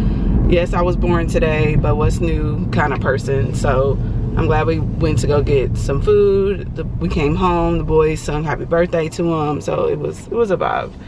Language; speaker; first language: English; native; English